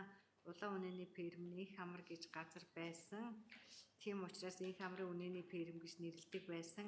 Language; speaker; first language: Mongolian; native; Mongolian